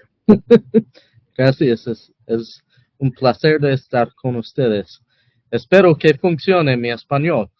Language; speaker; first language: Spanish; non-native, fluent; English